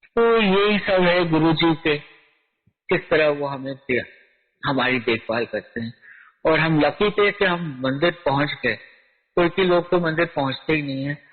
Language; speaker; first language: Hindi; native; Hindi